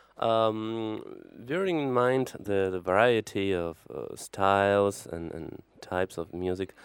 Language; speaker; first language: English; non-native, fluent; Spanish